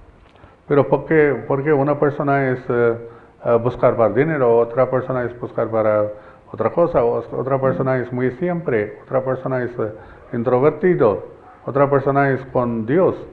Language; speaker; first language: Spanish; non-native, learner; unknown